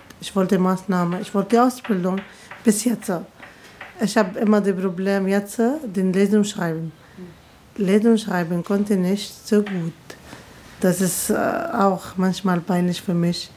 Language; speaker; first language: German; non-native, learner; Arabic